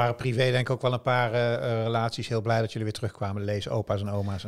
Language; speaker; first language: Dutch; native; Dutch